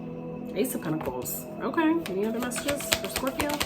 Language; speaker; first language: English; native; English